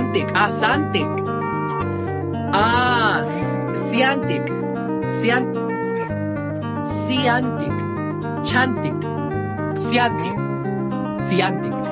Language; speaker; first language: Indonesian; non-native, learner; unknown